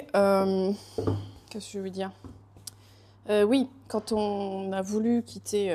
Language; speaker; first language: French; native; French